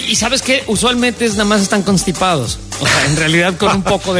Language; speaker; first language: Spanish; native; Spanish